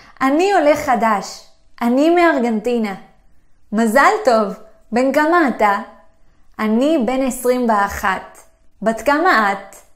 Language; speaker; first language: Hebrew; non-native, fluent; Spanish